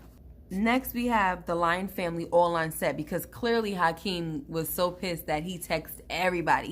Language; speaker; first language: English; native; English